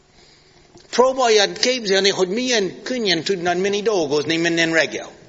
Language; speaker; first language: Hungarian; non-native, fluent; English